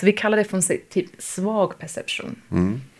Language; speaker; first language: Swedish; non-native, fluent; English